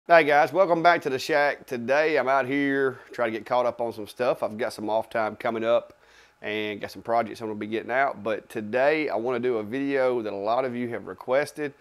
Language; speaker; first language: English; native; English